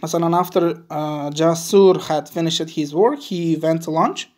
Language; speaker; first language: English; non-native, fluent; Uzbek